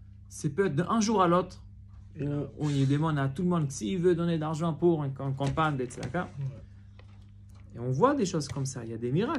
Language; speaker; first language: French; non-native, fluent; Hebrew